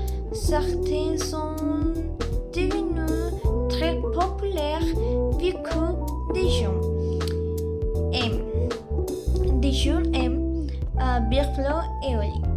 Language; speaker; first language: French; non-native, learner; Spanish